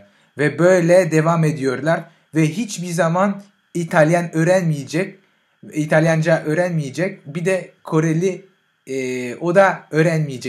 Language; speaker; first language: Turkish; non-native, fluent; French